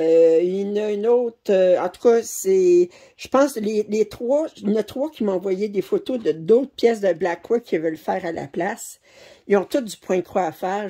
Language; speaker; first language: French; native; French